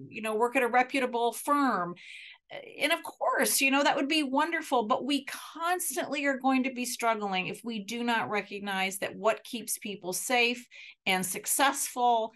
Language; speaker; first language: English; native; English